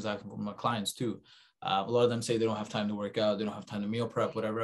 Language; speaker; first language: English; native; English